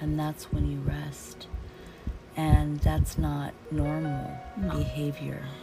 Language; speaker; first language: English; early bilingual, other home language; Portuguese